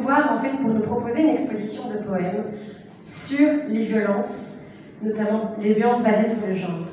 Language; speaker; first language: French; native; French